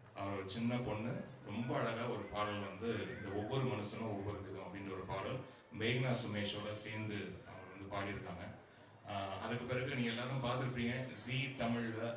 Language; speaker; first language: Tamil; native; Tamil